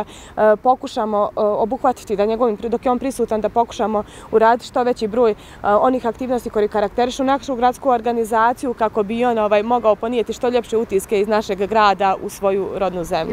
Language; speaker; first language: Serbian; native; Serbian